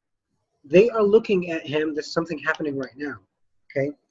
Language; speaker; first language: English; non-native, fluent; Arabic